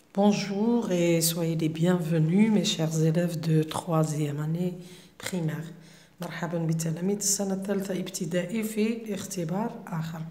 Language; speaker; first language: French; non-native, local second language; Arabic